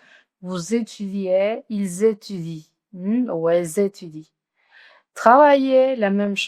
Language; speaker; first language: French; non-native, fluent; Spanish